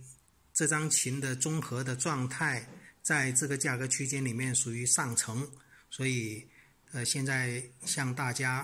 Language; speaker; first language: Chinese; native; Chinese